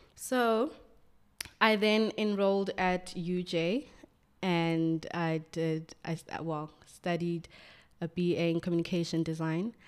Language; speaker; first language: English; non-native, local second language; Zulu